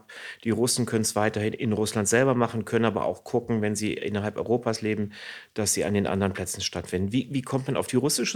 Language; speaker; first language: German; native; German